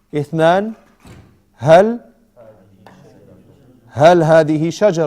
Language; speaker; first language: Arabic; non-native, fluent; English